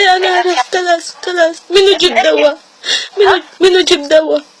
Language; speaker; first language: Arabic; non-native, learner; Filipino